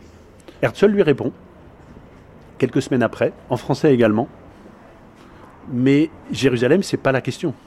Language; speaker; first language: French; native; French